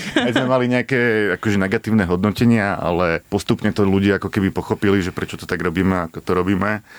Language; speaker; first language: Slovak; native; Slovak